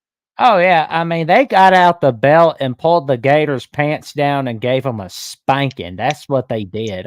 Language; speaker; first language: English; native; English